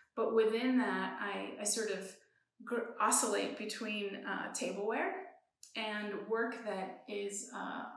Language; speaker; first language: English; early bilingual, other home language; Persian